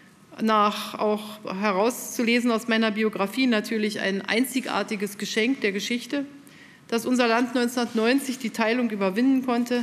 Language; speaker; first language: German; native; German